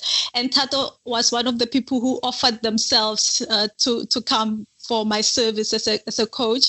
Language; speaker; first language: English; non-native, local second language; Northern Sotho